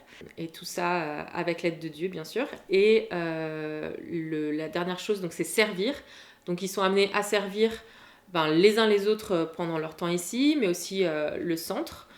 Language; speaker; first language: French; native; French